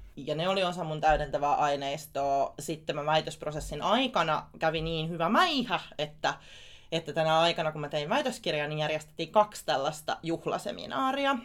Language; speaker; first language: Finnish; native; Finnish